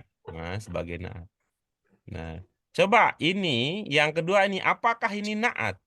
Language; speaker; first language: Indonesian; native; Indonesian